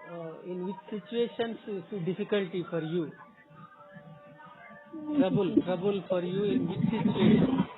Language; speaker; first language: English; non-native, local second language; Telugu